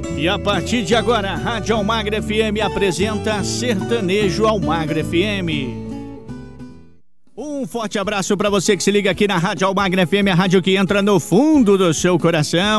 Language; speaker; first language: Portuguese; native; Portuguese